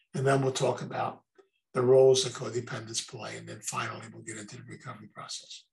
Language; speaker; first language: English; native; English